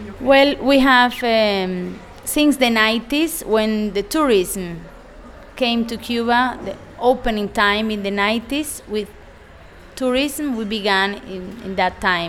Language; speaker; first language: English; non-native, fluent; Spanish